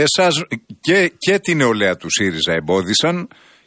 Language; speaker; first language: Greek; native; Greek